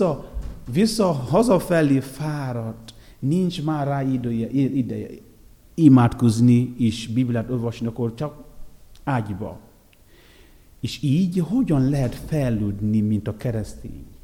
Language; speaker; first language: Hungarian; non-native, fluent; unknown